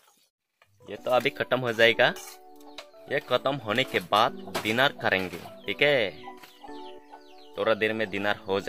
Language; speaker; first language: Hindi; non-native, local second language; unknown